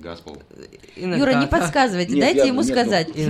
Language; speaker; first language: Russian; native; Russian